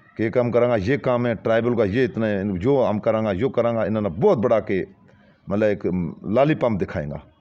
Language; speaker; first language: Hindi; non-native, local second language; Gujari